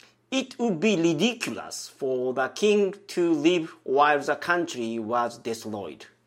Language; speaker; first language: English; non-native, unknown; Japanese